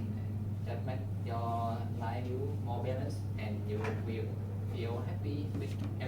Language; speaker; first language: English; non-native, learner; Vietnamese